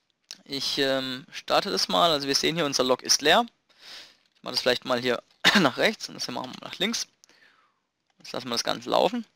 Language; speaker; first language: German; native; German